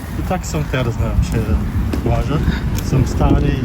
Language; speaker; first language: Polish; non-native, learner; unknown